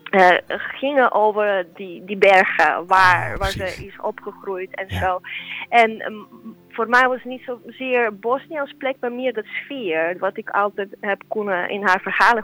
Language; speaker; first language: Dutch; non-native, fluent; Serbian